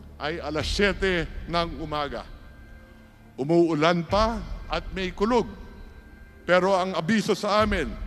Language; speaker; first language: Filipino; native; Filipino